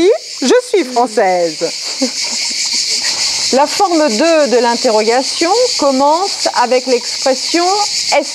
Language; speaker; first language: French; native; French